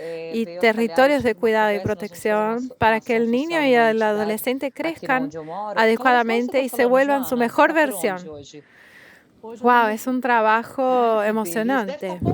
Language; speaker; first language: Spanish; non-native, fluent; Portuguese